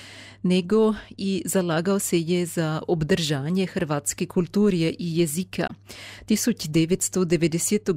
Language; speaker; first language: Serbian; native; Serbian